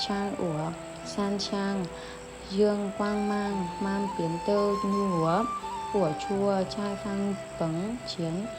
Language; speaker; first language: Chinese; non-native, learner; Vietnamese